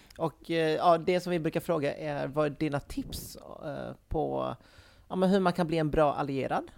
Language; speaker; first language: Swedish; early bilingual, other home language; Vietnamese